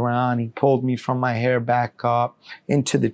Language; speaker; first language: English; native; English